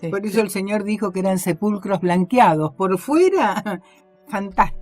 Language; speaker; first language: Spanish; native; Spanish